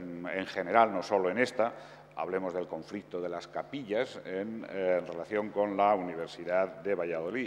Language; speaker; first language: Spanish; native; Spanish